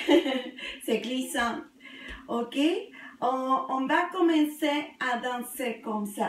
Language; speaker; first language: French; non-native, learner; Spanish